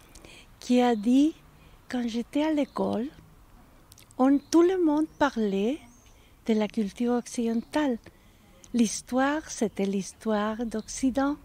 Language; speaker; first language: French; non-native, fluent; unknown